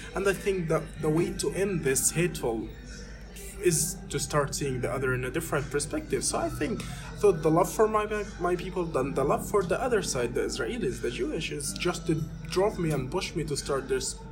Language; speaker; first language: English; non-native, fluent; Arabic